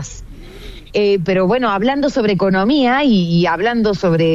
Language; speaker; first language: Spanish; native; Spanish